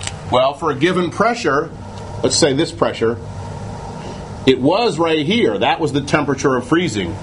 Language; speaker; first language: English; native; English